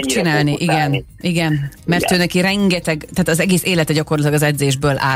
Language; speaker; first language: Hungarian; native; Hungarian